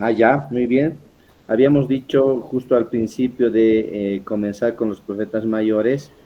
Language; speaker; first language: Spanish; native; Spanish